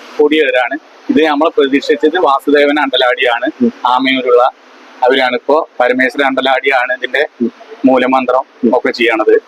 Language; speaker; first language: Malayalam; non-native, local second language; Tamil